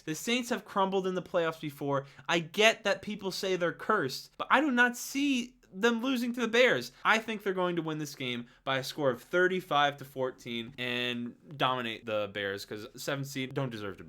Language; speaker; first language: English; native; English